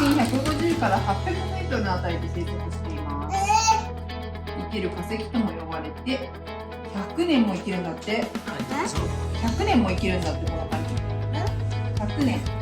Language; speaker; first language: Japanese; native; Japanese